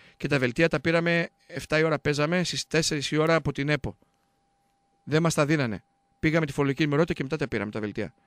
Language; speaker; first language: Greek; native; Greek